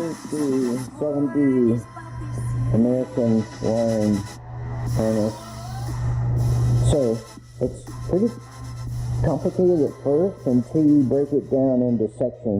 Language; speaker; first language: English; native; English